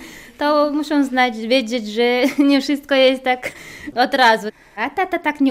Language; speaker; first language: Polish; non-native, learner; Chechen